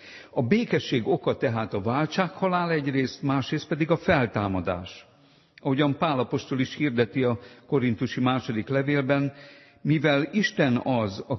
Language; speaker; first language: Hungarian; native; Hungarian